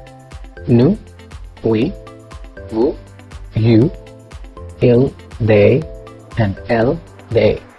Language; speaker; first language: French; non-native, fluent; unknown